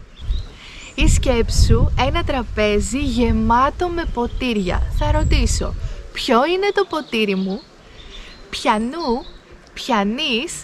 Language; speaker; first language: Greek; native; Greek